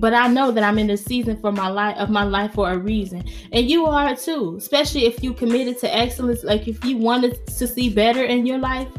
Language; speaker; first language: English; native; English